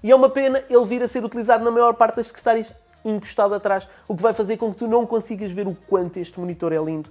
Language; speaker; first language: Portuguese; native; Portuguese